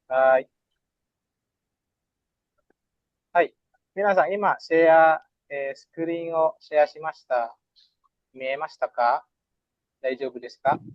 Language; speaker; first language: Japanese; non-native, fluent; Indonesian